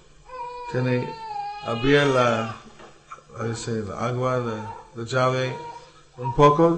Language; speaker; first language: Spanish; non-native, learner; English